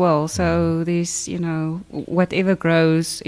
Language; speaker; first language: English; non-native, local second language; Afrikaans